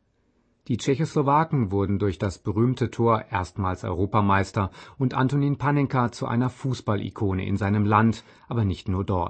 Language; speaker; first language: German; native; German